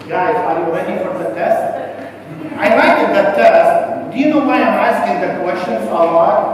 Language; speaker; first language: English; non-native, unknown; Arabic